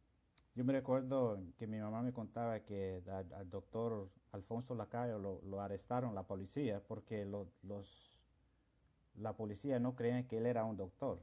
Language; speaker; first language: Spanish; non-native, local second language; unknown